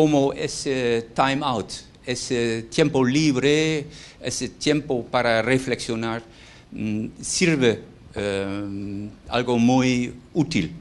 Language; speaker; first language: Spanish; non-native, fluent; Dutch